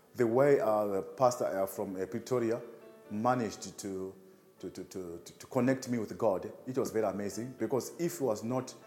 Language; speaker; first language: English; non-native, local second language; Shona